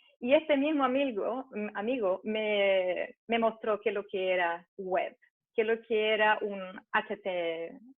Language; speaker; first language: Spanish; early bilingual, heritage; Spanish